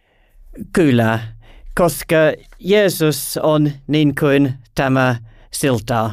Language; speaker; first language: Finnish; non-native, learner; English